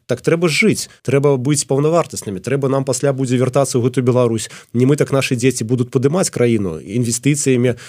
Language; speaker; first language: Belarusian; non-native, local second language; Russian